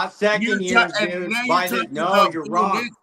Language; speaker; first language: English; native; English